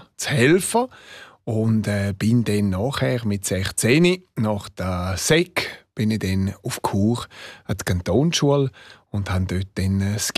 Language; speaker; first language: German; non-native, local second language; Romansh